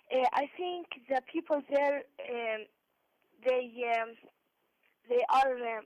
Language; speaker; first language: English; non-native, learner; Arabic